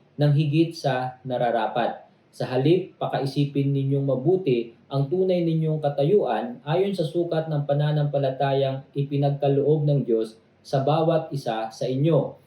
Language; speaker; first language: Filipino; native; Filipino